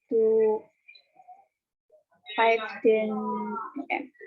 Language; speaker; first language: English; non-native, learner; Indonesian